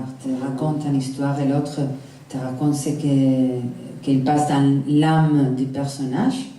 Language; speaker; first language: French; non-native, fluent; Spanish